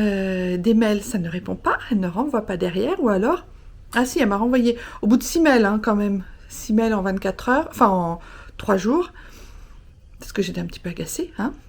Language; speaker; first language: French; native; French